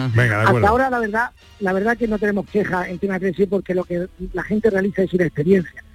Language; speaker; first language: Spanish; native; Spanish